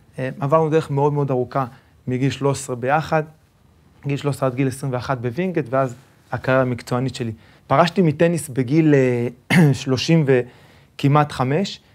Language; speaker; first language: Hebrew; early bilingual, other home language; Spanish